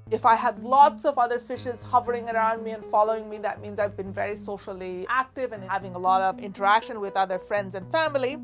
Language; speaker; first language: English; non-native, local second language; Bangla